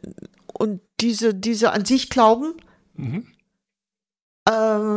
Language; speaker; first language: German; non-native, fluent; Portuguese